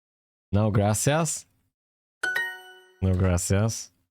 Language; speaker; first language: Spanish; non-native, learner; English